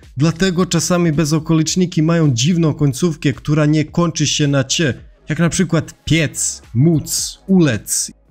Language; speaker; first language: Polish; non-native, fluent; Serbian